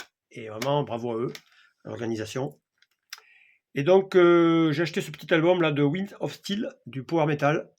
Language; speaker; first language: French; native; French